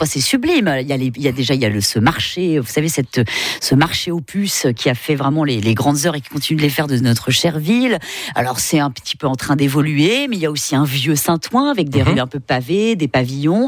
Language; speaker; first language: French; native; French